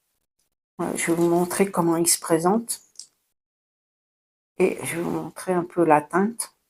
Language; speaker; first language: French; native; French